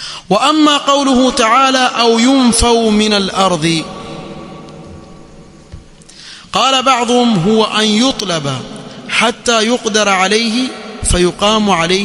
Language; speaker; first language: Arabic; non-native, fluent; Swahili